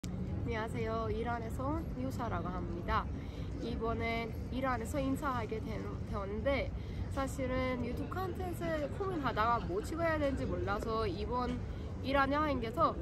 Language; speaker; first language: Korean; non-native, fluent; Persian